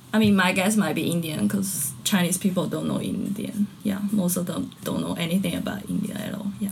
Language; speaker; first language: English; non-native, fluent; Chinese